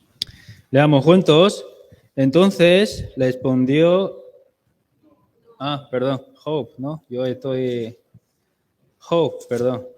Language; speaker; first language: Spanish; non-native, learner; Chinese